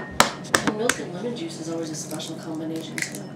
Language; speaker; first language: English; native; English